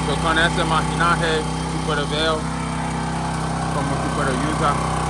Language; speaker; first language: Spanish; non-native, learner; English